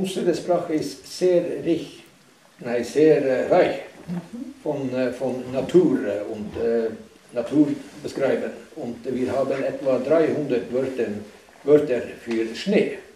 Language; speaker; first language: German; non-native, learner; Northern Sami